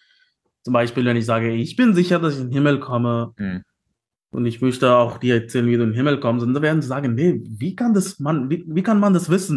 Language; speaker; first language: German; non-native, learner; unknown